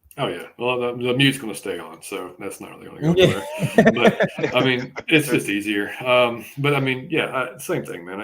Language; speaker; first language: English; native; English